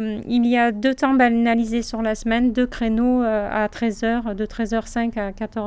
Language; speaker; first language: French; native; French